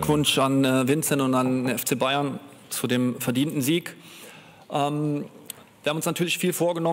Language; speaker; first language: German; native; German